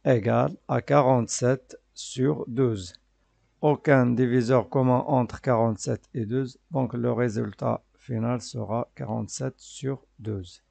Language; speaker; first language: French; non-native, local second language; Arabic